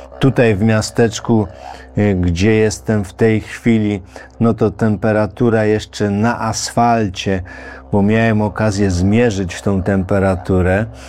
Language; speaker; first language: Polish; native; Polish